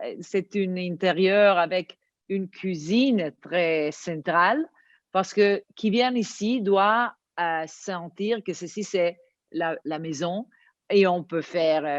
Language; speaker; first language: French; non-native, fluent; Italian